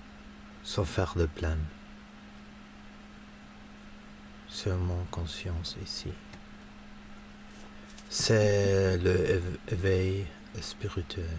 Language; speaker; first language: French; non-native, learner; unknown